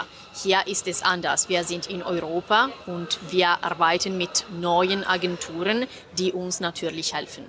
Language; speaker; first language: German; non-native, fluent; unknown